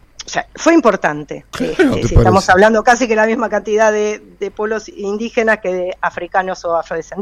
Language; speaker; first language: Spanish; native; Spanish